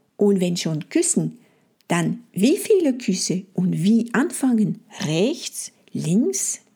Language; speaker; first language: German; non-native, fluent; French